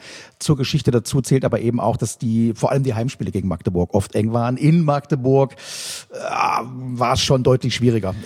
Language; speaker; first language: German; native; German